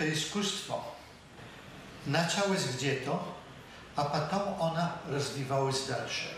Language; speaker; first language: Russian; non-native, learner; Polish